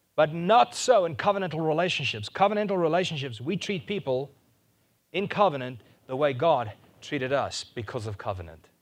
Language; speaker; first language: English; non-native, local second language; Afrikaans